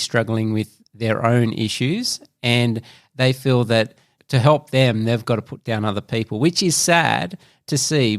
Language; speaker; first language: English; native; English